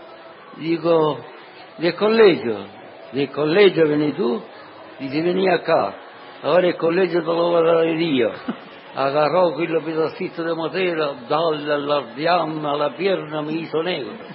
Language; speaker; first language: Italian; non-native, learner; Sicilian